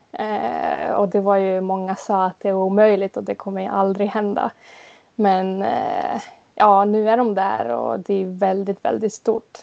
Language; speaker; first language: Swedish; non-native, local second language; Finnish